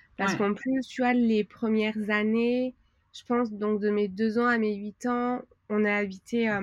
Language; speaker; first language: French; native; French